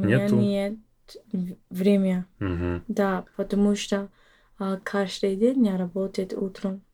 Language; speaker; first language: Russian; non-native, learner; English